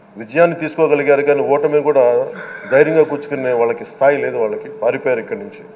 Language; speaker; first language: Telugu; native; Telugu